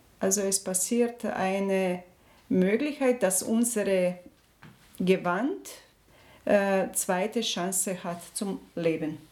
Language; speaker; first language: German; non-native, learner; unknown